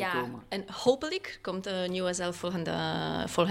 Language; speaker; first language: Dutch; non-native, fluent; Polish